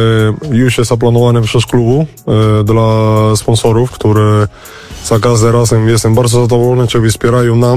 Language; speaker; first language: Polish; non-native, fluent; Spanish